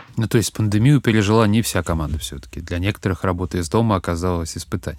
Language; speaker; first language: Russian; native; Russian